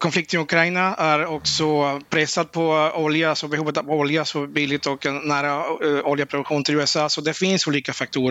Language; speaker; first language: Swedish; non-native, fluent; Spanish